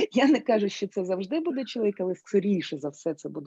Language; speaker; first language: Ukrainian; non-native, local second language; Russian